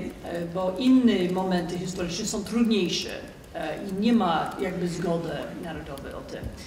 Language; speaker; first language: Polish; non-native, fluent; English